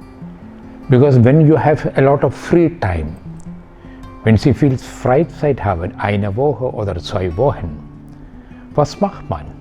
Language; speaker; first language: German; non-native, fluent; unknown